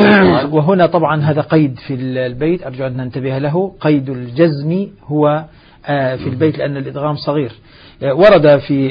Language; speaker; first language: Arabic; native; Arabic